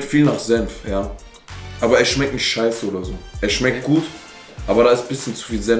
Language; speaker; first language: German; native; German